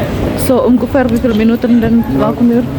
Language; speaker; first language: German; non-native, learner; Indonesian